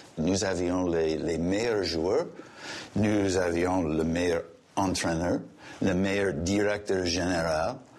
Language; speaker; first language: French; non-native, local second language; English